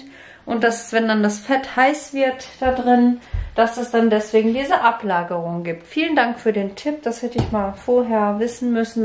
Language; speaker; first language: German; native; German